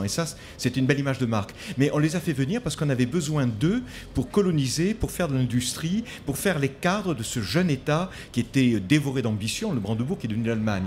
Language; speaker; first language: French; native; French